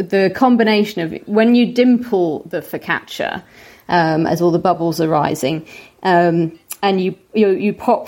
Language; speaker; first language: English; native; English